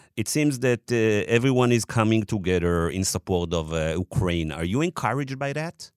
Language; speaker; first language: English; non-native, fluent; Hebrew